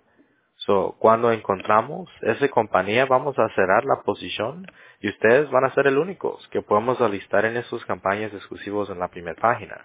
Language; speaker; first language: Spanish; early bilingual, heritage; English